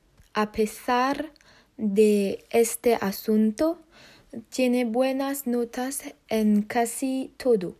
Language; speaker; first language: Spanish; non-native, learner; French